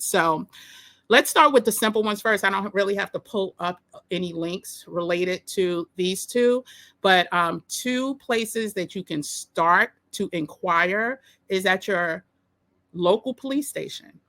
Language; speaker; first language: English; native; English